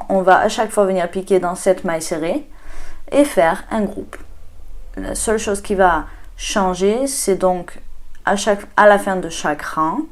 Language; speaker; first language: French; native; French